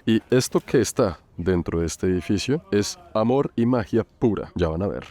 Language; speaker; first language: Spanish; native; Spanish